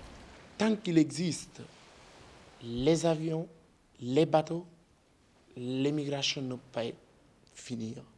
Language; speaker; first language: French; native; French